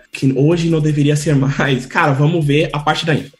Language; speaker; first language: Portuguese; native; Portuguese